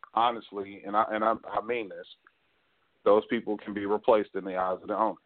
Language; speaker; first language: English; native; English